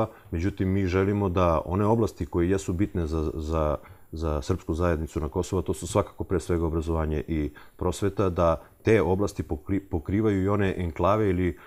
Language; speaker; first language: Serbian; native; Serbian